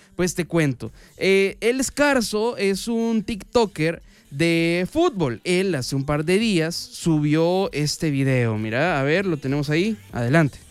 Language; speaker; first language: Spanish; native; Spanish